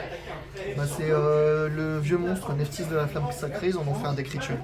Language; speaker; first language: French; native; French